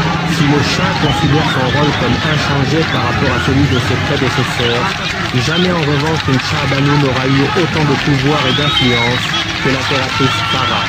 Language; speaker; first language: French; native; French